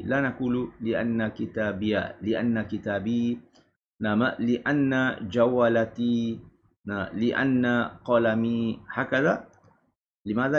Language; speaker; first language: Arabic; non-native, fluent; Malay